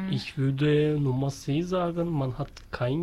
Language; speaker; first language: German; non-native, learner; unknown